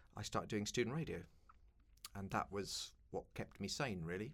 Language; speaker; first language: English; native; English